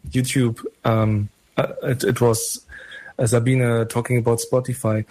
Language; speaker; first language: English; non-native, fluent; German